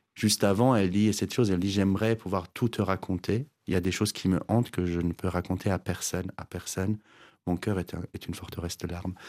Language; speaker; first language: French; non-native, fluent; Azerbaijani